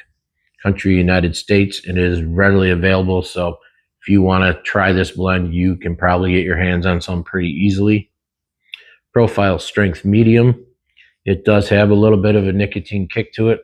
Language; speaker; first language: English; native; English